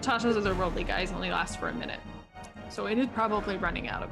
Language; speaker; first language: English; native; English